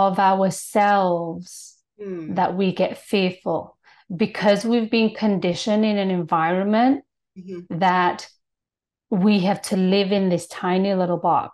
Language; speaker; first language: English; native; English